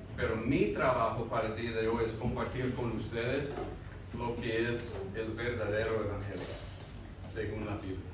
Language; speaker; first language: Spanish; non-native, fluent; English